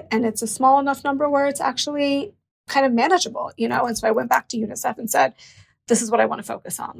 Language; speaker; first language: English; native; English